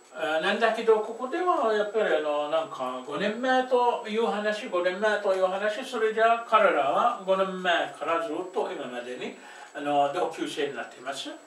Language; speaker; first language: Japanese; non-native, fluent; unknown